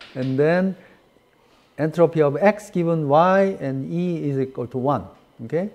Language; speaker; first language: English; non-native, fluent; Korean